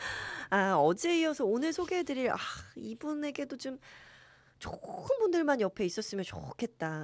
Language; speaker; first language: Korean; native; Korean